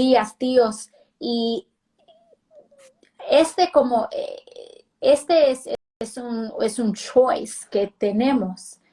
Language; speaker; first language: Spanish; early bilingual, heritage; Spanish